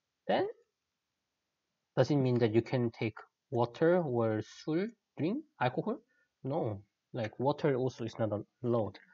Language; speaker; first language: English; non-native, fluent; Korean